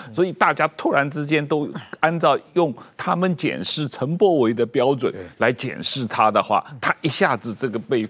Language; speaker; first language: Chinese; native; Chinese